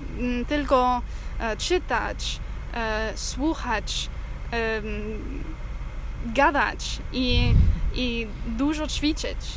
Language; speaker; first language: Polish; non-native, learner; English